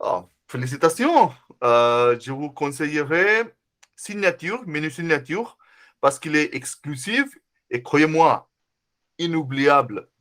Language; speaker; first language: French; non-native, fluent; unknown